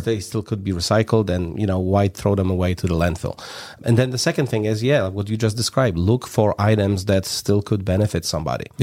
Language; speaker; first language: English; non-native, fluent; Polish